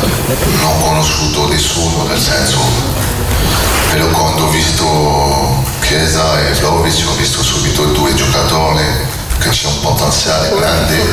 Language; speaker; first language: Italian; non-native, learner; French